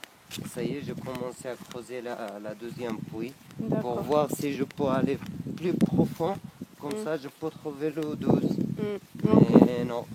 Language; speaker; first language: French; non-native, local second language; Arabic